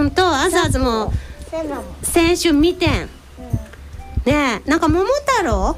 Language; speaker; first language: Japanese; native; Japanese